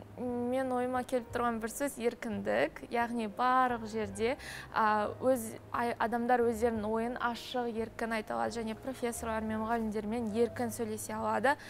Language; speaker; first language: Kazakh; native; Kazakh